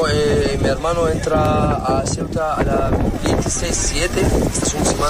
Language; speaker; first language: Spanish; non-native, learner; Arabic